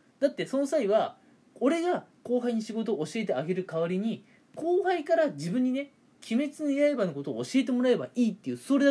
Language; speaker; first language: Japanese; native; Japanese